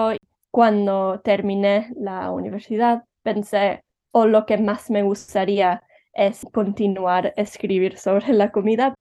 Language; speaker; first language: Spanish; early bilingual, heritage; Spanish